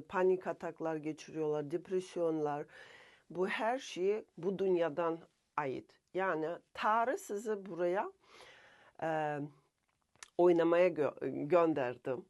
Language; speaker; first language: Turkish; non-native, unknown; Russian